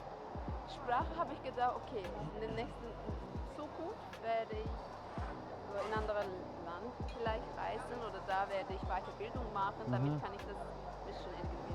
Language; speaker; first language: German; non-native, learner; Azerbaijani